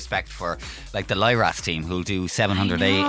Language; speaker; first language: English; native; English